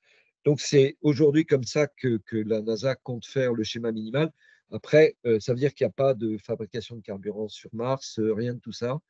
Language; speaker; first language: French; native; French